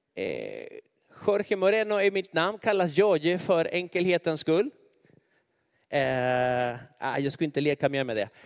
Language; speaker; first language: Swedish; non-native, fluent; Spanish